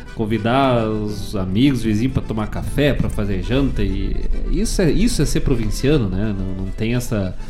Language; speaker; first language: Portuguese; native; Portuguese